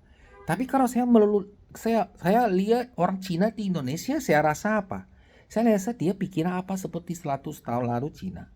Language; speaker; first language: Indonesian; non-native, fluent; Chinese